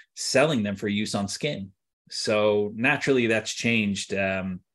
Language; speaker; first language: English; native; English